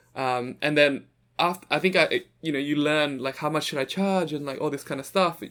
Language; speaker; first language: English; native; English